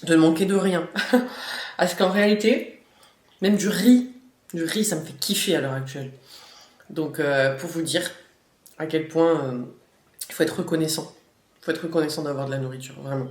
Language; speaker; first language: French; native; French